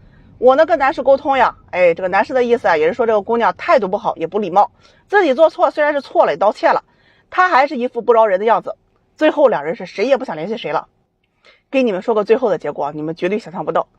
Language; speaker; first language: Chinese; native; Chinese